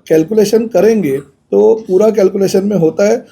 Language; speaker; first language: Hindi; non-native, local second language; Marathi